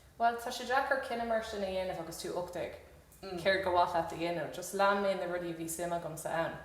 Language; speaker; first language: Irish; non-native, local second language; English